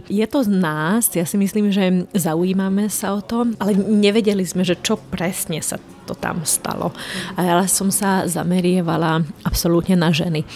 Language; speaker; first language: Slovak; non-native, local second language; Hungarian